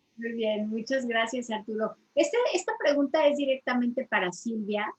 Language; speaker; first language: Spanish; native; Spanish